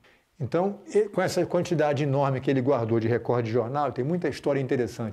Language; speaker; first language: Portuguese; native; Portuguese